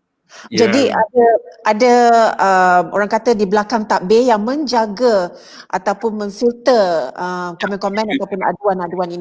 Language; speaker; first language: Malay; native; Malay